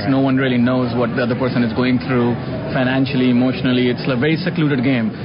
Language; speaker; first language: English; non-native, local second language; Hindi